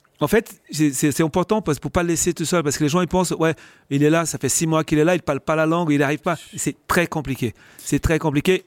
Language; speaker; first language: French; non-native, fluent; Portuguese